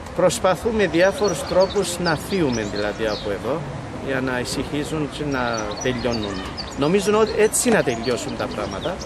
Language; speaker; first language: Greek; non-native, fluent; Kurdish